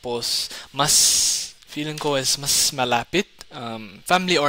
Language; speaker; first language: Filipino; non-native, fluent; Somali